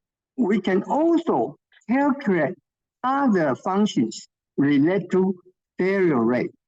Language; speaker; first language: English; non-native, fluent; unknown